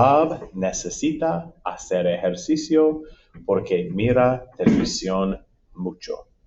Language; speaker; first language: Spanish; non-native, fluent; English